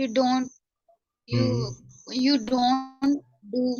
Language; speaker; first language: English; non-native, learner; Hindi